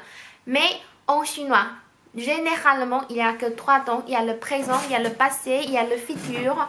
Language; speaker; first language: French; non-native, fluent; Chinese